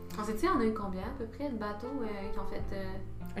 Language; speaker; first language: French; native; French